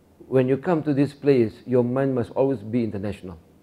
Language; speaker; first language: English; non-native, local second language; Malay